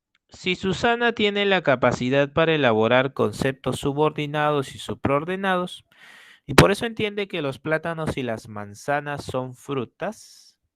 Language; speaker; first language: Spanish; native; Spanish